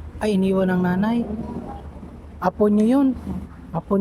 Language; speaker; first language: Filipino; non-native, local second language; Cebuano